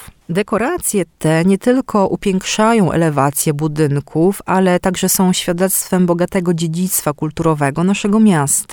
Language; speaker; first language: Polish; native; Polish